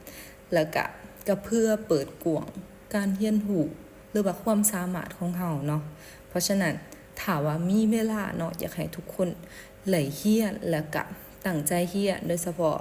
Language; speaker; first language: Thai; non-native, local second language; Lao